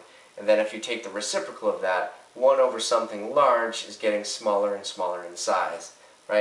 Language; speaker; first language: English; native; English